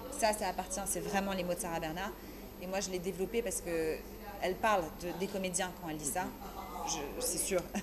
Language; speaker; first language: French; early bilingual, other home language; Persian